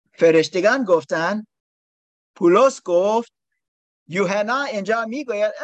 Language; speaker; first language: Persian; non-native, learner; English